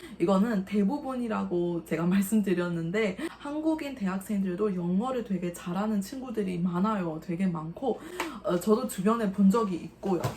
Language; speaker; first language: Korean; non-native, fluent; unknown